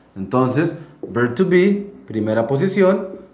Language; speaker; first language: Spanish; native; Spanish